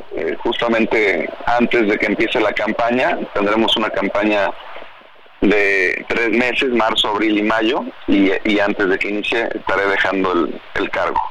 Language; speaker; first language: Spanish; native; Spanish